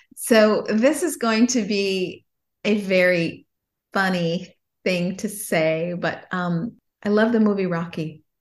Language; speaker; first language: English; native; English